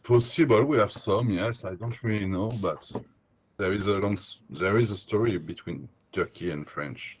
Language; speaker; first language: English; non-native, fluent; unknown